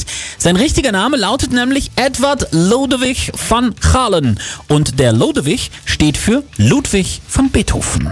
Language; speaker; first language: German; native; German